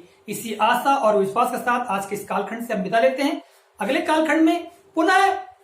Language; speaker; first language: Hindi; native; Hindi